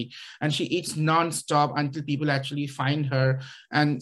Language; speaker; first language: English; non-native, local second language; Assamese